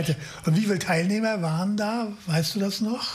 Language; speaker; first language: German; native; German